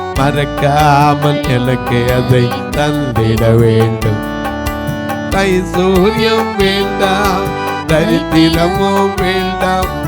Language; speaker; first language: Tamil; native; Tamil